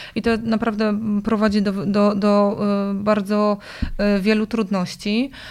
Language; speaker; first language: Polish; native; Polish